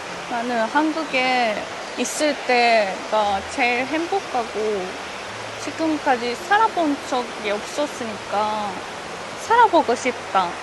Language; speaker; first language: Korean; non-native, fluent; Japanese